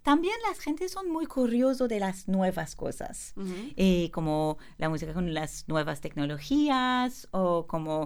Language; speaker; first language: Spanish; non-native, learner; French